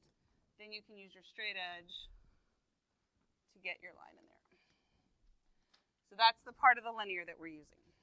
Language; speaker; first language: English; native; English